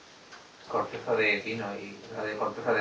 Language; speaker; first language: Spanish; native; Spanish